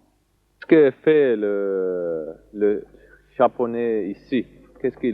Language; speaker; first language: French; non-native, learner; Danish